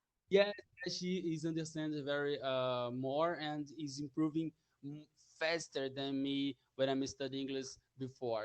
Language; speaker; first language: English; non-native, learner; Portuguese